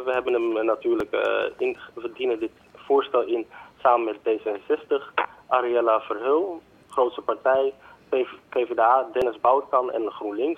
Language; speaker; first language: Dutch; native; Dutch